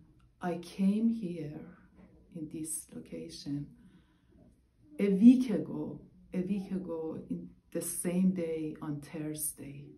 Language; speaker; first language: English; non-native, learner; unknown